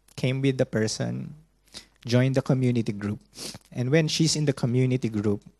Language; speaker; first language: English; non-native, local second language; Filipino